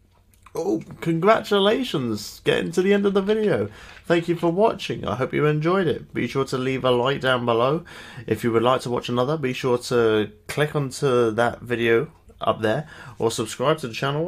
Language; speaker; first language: English; native; English